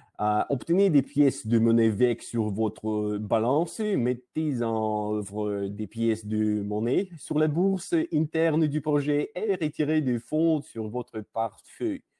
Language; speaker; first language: French; non-native, learner; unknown